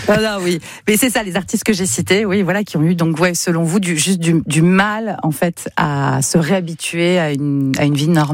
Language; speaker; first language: French; native; French